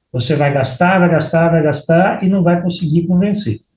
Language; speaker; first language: Portuguese; native; Portuguese